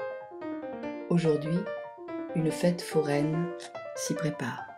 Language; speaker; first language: French; native; French